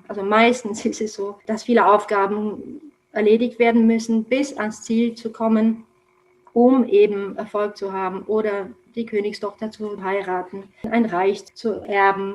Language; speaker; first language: German; non-native, fluent; Romanian